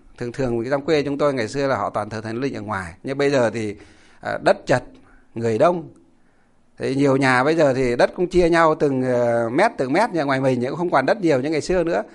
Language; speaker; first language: Vietnamese; non-native, local second language; Muong